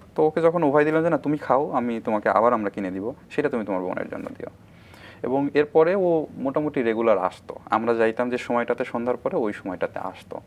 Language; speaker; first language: Bangla; native; Bangla